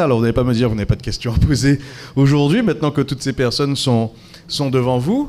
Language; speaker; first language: French; native; French